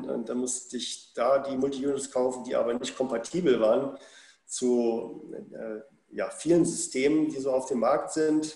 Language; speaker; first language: German; native; German